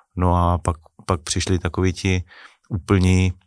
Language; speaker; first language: Czech; native; Czech